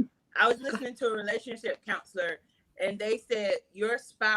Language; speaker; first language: English; native; English